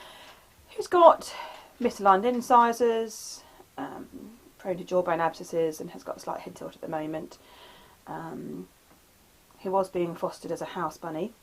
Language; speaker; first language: English; native; English